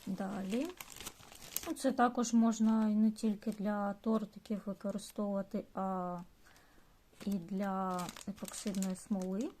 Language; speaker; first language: Ukrainian; non-native, local second language; Russian